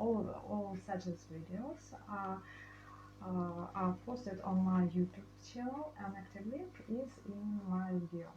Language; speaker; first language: English; non-native, learner; Russian